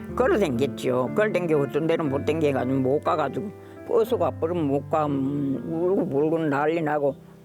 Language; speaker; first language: Korean; native; Korean